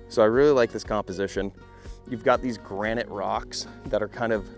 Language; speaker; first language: English; native; English